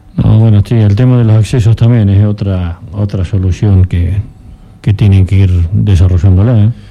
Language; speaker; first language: Spanish; native; Spanish